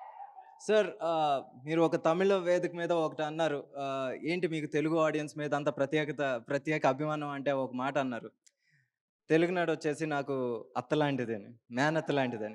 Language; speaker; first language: Telugu; native; Telugu